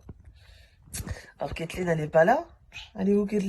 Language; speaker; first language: French; native; French